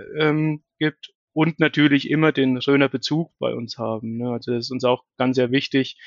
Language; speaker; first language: German; native; German